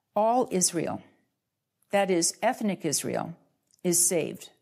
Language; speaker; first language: English; native; English